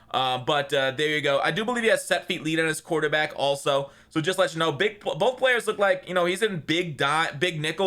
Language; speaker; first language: English; native; English